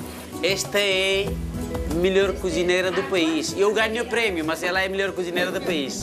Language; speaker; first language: Portuguese; non-native, fluent; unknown